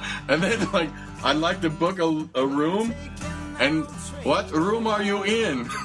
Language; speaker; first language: English; native; English